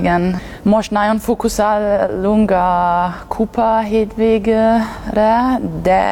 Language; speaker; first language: Hungarian; non-native, learner; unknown